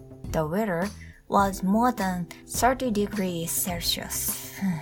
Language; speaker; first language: English; non-native, learner; Japanese